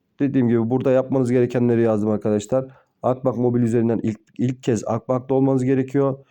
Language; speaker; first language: Turkish; native; Turkish